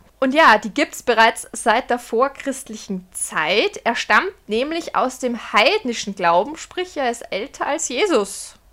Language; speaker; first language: German; early bilingual, other home language; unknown